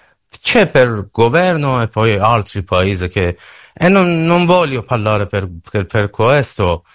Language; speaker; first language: Italian; non-native, learner; Persian